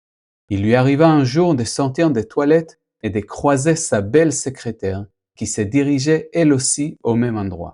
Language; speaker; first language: French; non-native, fluent; Spanish